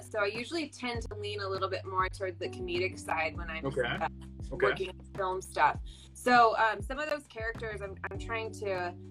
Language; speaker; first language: English; native; English